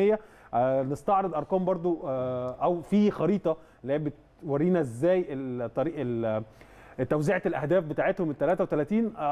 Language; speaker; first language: Arabic; native; Arabic